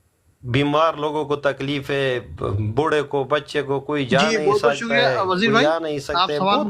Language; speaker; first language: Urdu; non-native, local second language; Pashto